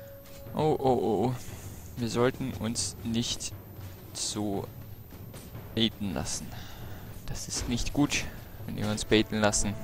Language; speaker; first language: German; native; German